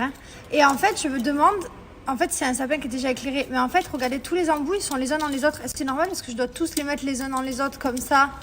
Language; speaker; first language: French; native; French